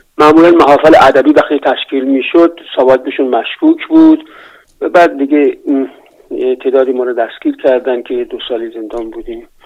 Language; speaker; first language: Persian; native; Persian